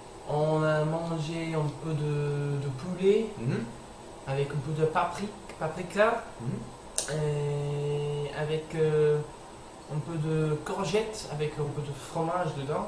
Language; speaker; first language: French; non-native, learner; English